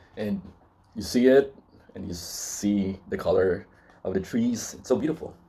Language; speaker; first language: English; non-native, local second language; Cebuano